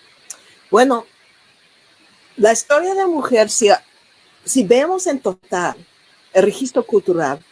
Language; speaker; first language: Spanish; non-native, learner; English